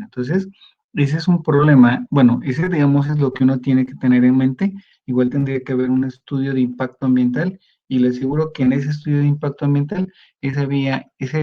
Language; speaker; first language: Spanish; native; Spanish